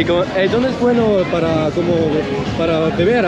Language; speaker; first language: Spanish; non-native, learner; Swiss German